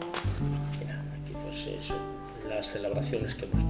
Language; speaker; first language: Spanish; native; Spanish